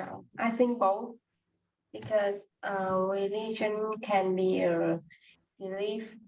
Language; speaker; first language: English; non-native, learner; Vietnamese